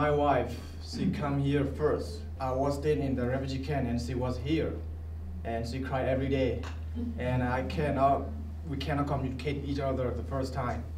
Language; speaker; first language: English; non-native, learner; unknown